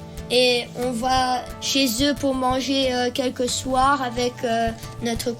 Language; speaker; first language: French; early bilingual, heritage; French